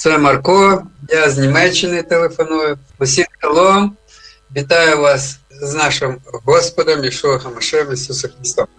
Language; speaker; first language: Ukrainian; non-native, local second language; Russian